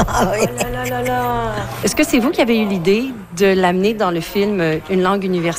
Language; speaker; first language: French; native; French